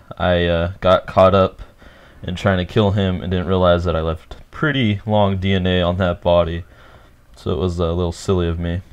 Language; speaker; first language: English; native; English